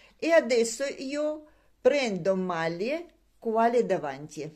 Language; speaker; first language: Italian; non-native, learner; Russian